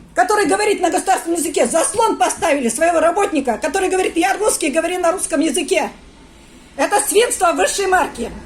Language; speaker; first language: Russian; non-native, local second language; Kazakh